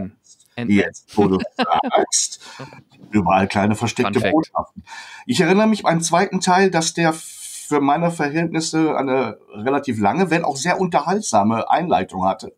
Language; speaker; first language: German; native; German